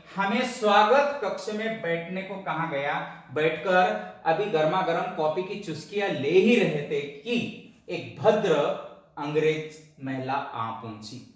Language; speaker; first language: Hindi; non-native, local second language; Marathi